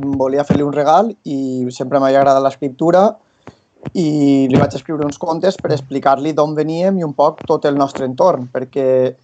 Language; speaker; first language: Catalan; native; Catalan